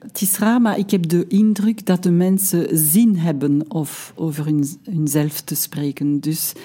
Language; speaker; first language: Dutch; non-native, local second language; French